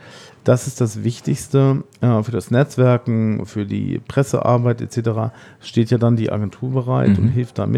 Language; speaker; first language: German; native; German